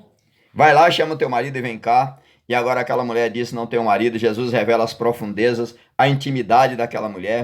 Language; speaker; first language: Portuguese; native; Portuguese